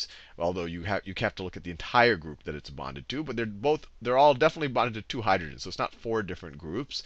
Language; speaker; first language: English; native; English